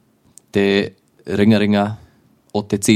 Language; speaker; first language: Māori; non-native, local second language; English